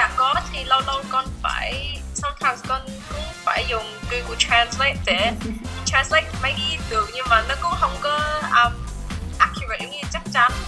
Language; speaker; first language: Vietnamese; early bilingual, heritage; Vietnamese